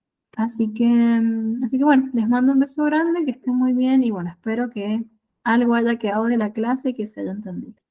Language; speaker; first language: Spanish; native; Spanish